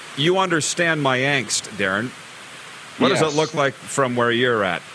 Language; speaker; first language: English; native; English